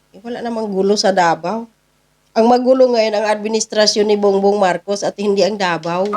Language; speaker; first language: Filipino; non-native, local second language; Cebuano